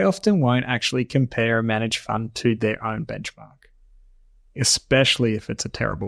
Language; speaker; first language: English; native; English